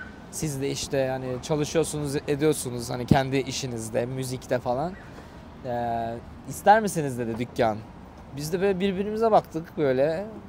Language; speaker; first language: Turkish; native; Turkish